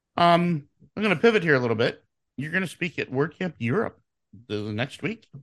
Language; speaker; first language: English; native; English